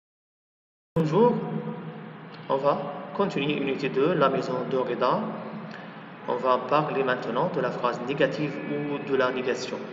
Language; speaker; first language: French; non-native, fluent; Arabic